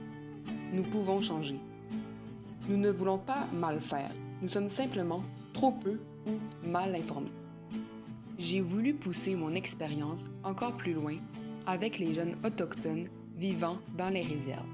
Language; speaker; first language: French; native; French